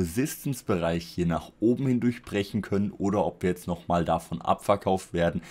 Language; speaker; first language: German; native; German